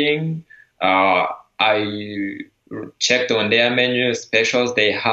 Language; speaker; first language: English; non-native, local second language; Kinyarwanda